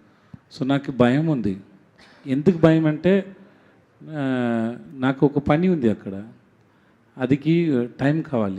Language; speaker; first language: Telugu; non-native, learner; Tamil